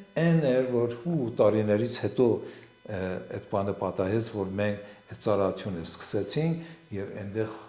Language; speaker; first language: Armenian; non-native, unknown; Assyrian Neo-Aramaic